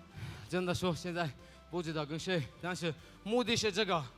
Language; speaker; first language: Chinese; non-native, fluent; Tajik